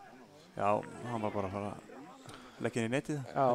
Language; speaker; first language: Icelandic; native; Icelandic